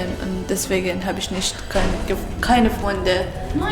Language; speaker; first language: German; non-native, learner; Persian